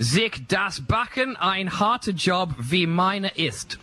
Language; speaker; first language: German; non-native, learner; English